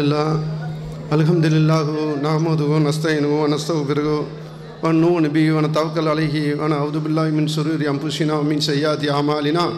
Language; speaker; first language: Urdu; non-native, local second language; Telugu